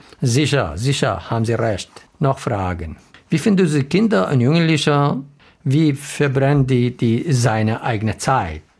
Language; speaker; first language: German; non-native, learner; Arabic